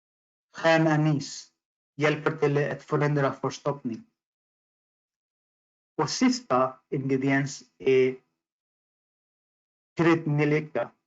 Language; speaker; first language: Swedish; non-native, fluent; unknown